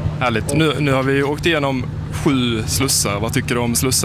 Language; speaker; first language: Swedish; native; Swedish